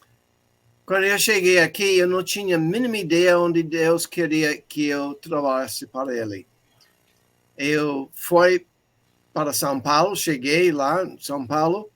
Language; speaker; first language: Portuguese; non-native, fluent; English